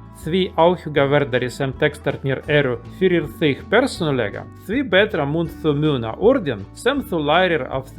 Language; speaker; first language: Icelandic; non-native, learner; Russian